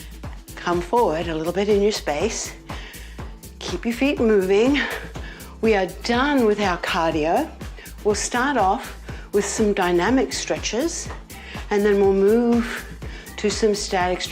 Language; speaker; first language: English; native; English